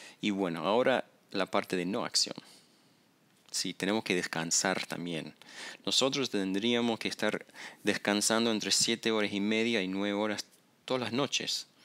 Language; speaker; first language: Spanish; non-native, fluent; English